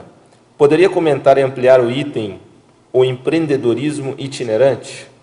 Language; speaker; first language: Portuguese; native; Portuguese